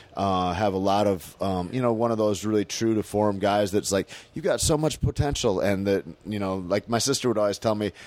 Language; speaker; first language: English; native; English